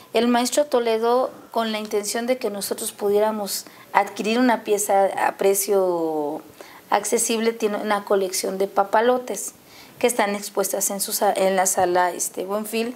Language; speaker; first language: Spanish; native; Spanish